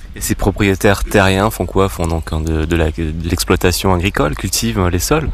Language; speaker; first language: French; native; French